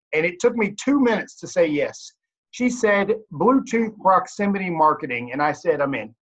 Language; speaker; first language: English; native; English